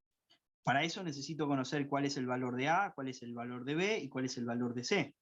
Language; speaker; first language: Spanish; native; Spanish